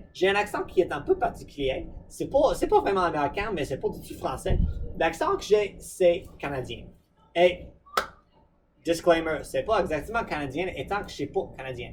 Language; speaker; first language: French; non-native, fluent; English